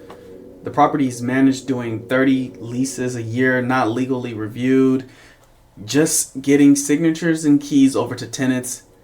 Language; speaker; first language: English; native; English